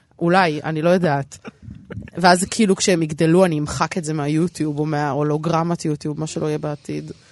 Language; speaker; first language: Hebrew; early bilingual, other home language; Russian